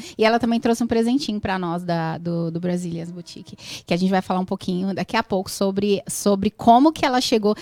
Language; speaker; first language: Portuguese; native; Portuguese